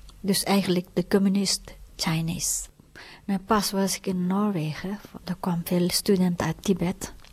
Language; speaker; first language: Dutch; non-native, fluent; Tibetan